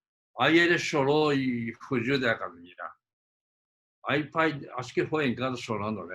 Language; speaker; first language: Portuguese; early bilingual, other home language; Japanese